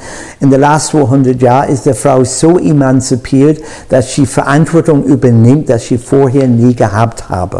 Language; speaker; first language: German; non-native, fluent; English